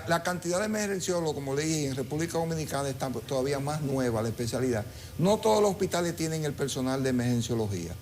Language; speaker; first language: Spanish; native; Spanish